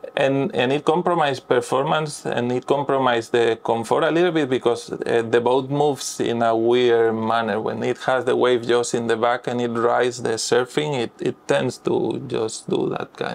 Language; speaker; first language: English; non-native, fluent; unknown